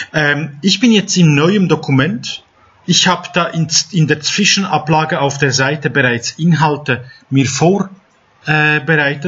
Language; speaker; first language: German; non-native, fluent; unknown